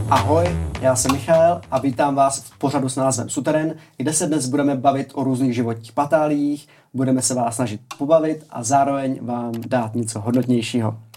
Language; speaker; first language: Czech; native; Czech